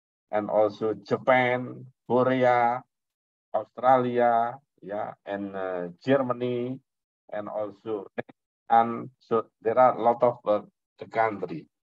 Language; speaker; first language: English; non-native, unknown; Indonesian